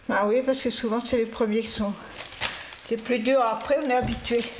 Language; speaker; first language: French; native; French